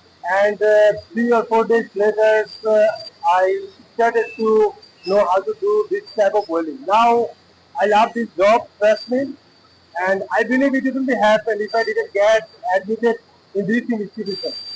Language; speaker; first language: English; non-native, local second language; Bangla